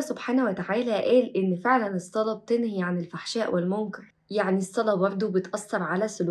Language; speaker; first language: Arabic; native; Arabic